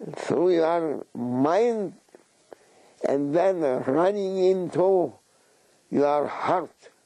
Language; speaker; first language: English; non-native, fluent; Turkish